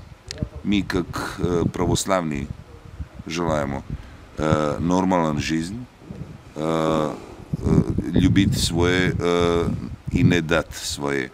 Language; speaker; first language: Russian; non-native, learner; Serbian